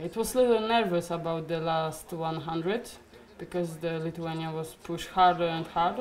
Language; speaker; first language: English; non-native, learner; Polish